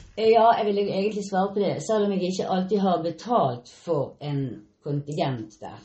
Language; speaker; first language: Norwegian; native; Norwegian